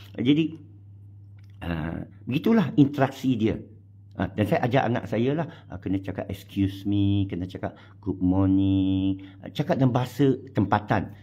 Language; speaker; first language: Malay; non-native, local second language; Chinese